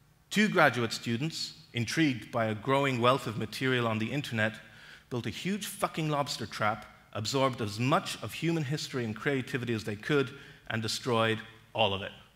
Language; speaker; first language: English; native; English